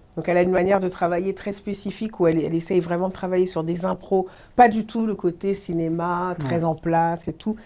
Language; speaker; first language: French; early bilingual, other home language; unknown